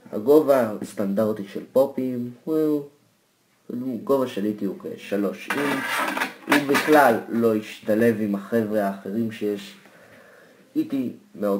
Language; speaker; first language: Hebrew; native; Hebrew